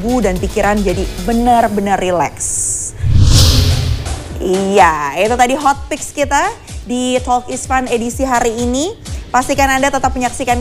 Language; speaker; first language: Indonesian; native; Indonesian